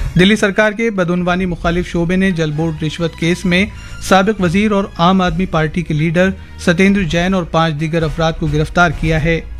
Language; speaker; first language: Urdu; native; Urdu